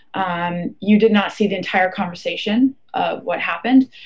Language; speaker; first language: English; non-native, fluent; German